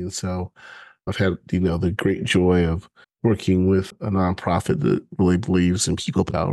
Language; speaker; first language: English; native; English